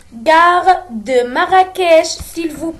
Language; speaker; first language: French; non-native, local second language; Arabic